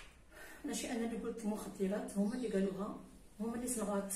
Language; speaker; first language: Arabic; native; Arabic